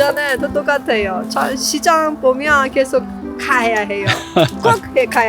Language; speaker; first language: Korean; non-native, fluent; Persian